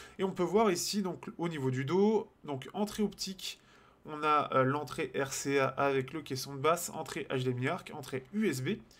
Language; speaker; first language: French; native; French